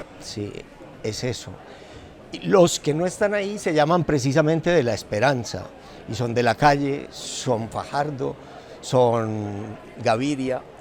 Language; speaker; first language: Spanish; native; Spanish